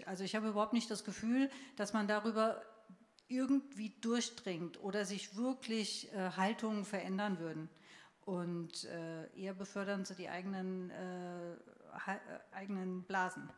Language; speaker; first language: German; native; German